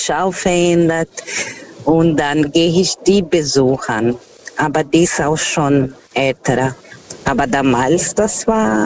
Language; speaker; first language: German; non-native, fluent; Portuguese